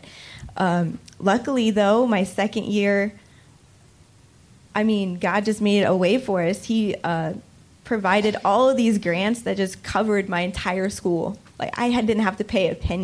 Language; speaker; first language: English; native; English